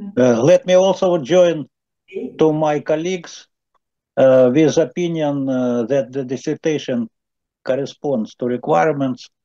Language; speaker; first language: English; non-native, learner; Ukrainian